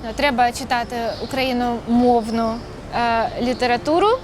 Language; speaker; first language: Ukrainian; non-native, local second language; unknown